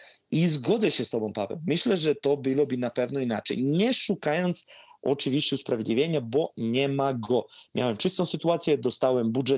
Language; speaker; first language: Polish; non-native, fluent; Serbian